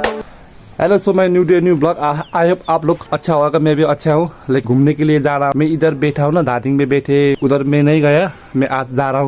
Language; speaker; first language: Hindi; non-native, learner; Nepali